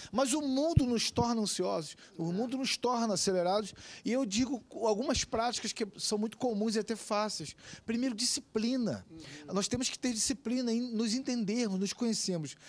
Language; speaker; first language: Portuguese; native; Portuguese